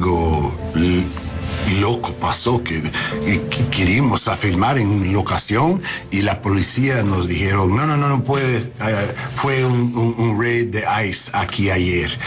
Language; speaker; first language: Spanish; non-native, learner; English